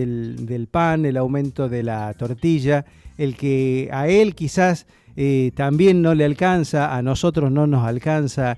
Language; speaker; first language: Spanish; native; Spanish